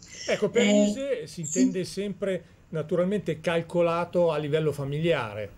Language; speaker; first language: Italian; native; Italian